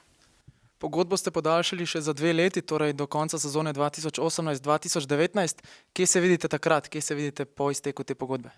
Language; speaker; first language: Slovenian; native; Slovenian